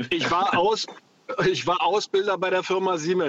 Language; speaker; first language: German; non-native, fluent; Greek